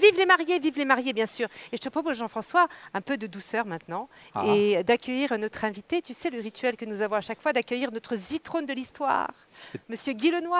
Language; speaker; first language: French; native; French